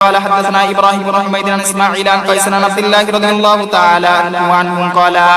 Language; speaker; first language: Arabic; non-native, fluent; Bangla